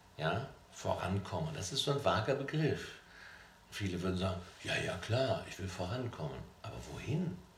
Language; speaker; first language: German; native; German